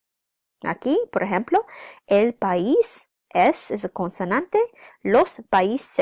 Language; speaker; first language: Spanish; non-native, fluent; English